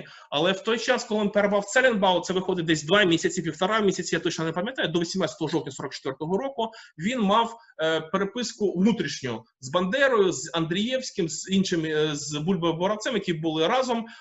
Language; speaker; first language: Ukrainian; native; Ukrainian